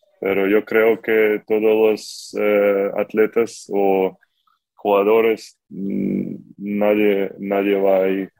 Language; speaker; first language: Spanish; non-native, learner; Ukrainian